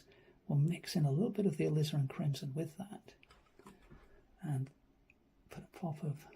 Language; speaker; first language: English; native; English